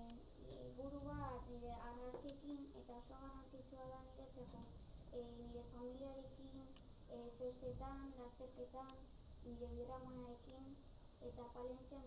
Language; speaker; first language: Basque; non-native, local second language; Spanish